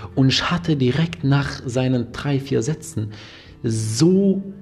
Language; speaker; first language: German; non-native, fluent; Arabic